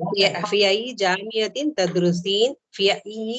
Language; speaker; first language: Arabic; non-native, learner; Tamil